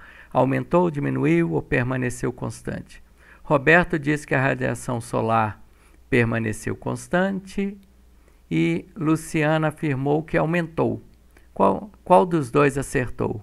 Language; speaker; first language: Portuguese; native; Portuguese